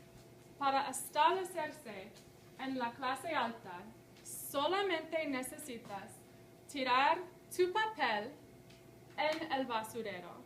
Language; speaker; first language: Spanish; non-native, fluent; English